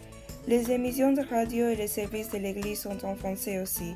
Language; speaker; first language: French; non-native, learner; English